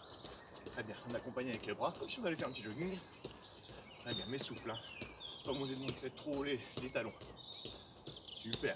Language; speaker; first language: French; native; French